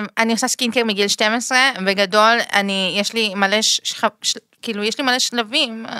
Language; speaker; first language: Hebrew; early bilingual, other home language; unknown